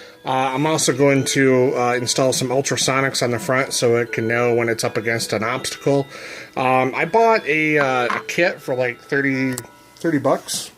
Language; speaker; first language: English; native; English